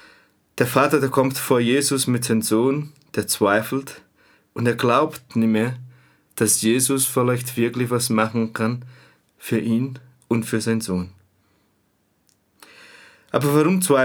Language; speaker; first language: German; non-native, fluent; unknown